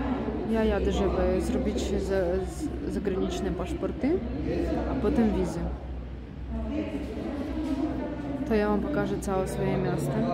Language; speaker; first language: Polish; non-native, learner; Ukrainian